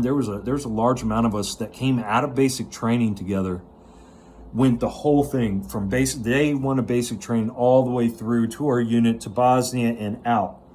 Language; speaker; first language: English; native; English